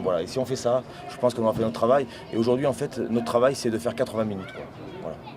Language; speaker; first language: French; native; French